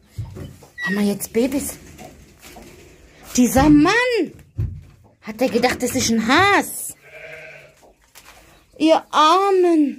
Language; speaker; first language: German; native; German